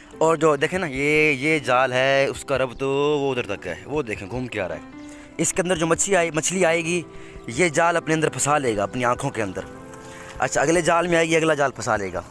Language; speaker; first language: Urdu; non-native, local second language; Saraiki